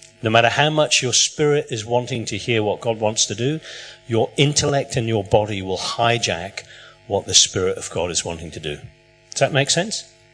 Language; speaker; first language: English; native; English